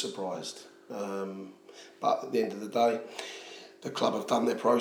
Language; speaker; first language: English; native; English